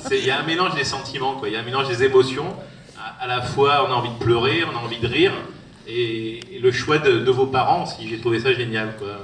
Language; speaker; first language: French; native; French